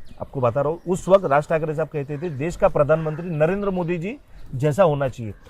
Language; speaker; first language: Hindi; non-native, local second language; Gujarati